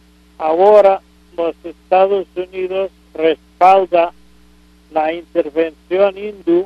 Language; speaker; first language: Spanish; non-native, fluent; English